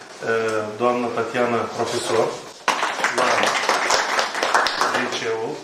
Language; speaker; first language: Romanian; non-native, learner; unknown